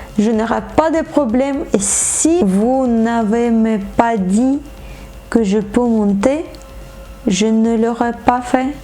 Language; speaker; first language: French; non-native, fluent; Ukrainian